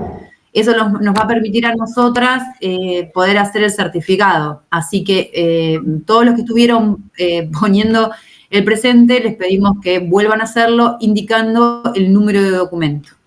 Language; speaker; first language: Spanish; native; Spanish